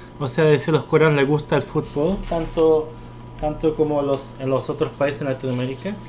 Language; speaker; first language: Spanish; early bilingual, other home language; Korean